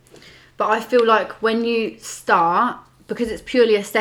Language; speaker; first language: English; native; English